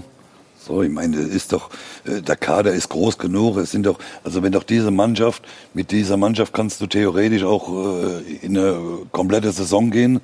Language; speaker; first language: German; native; German